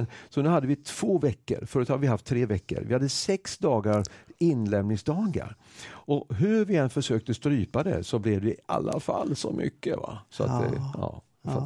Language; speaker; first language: Swedish; native; Swedish